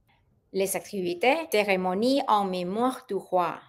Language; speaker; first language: French; non-native, fluent; Thai